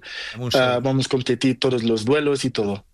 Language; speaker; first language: Spanish; non-native, learner; Portuguese